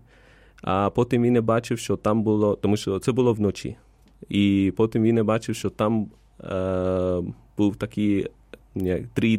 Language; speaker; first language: Ukrainian; non-native, fluent; Spanish